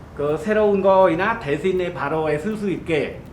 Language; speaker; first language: Korean; non-native, learner; Khmer